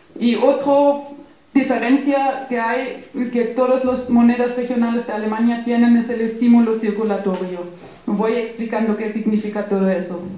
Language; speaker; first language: Spanish; non-native, fluent; German